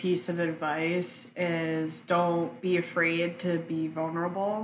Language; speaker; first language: English; early bilingual, other home language; Spanish